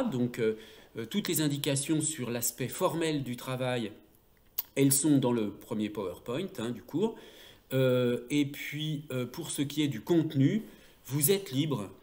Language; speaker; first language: French; native; French